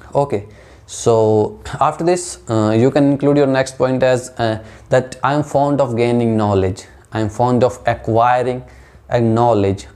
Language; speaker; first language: English; non-native, local second language; Hindi